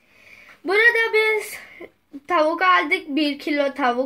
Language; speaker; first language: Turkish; non-native, learner; Urdu